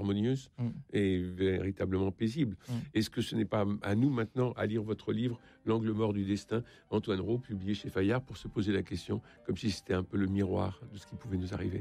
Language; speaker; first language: French; native; French